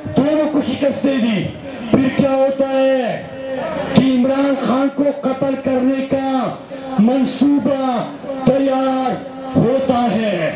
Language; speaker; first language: Urdu; non-native, local second language; Pashto